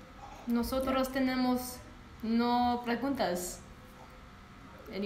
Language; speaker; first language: Spanish; non-native, learner; English